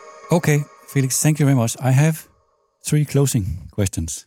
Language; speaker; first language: English; non-native, fluent; Danish